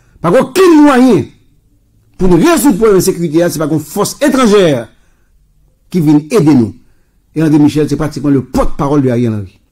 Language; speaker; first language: French; non-native, local second language; Haitian Creole